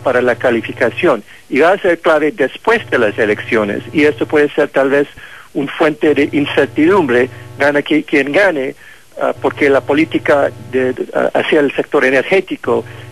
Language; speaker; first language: Spanish; non-native, fluent; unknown